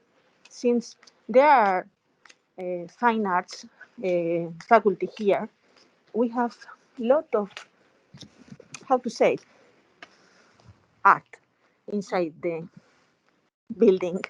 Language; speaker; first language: English; non-native, fluent; Spanish